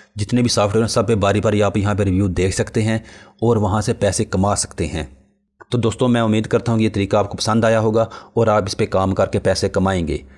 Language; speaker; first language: Urdu; non-native, local second language; Punjabi